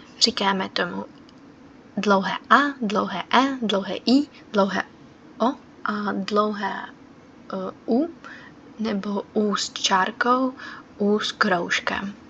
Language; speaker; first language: Czech; non-native, fluent; Ukrainian